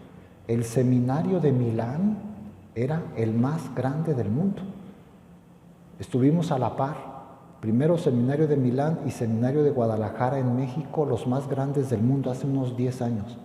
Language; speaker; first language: Spanish; native; Spanish